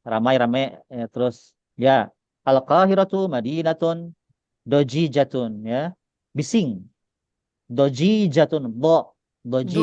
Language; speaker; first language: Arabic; non-native, fluent; Indonesian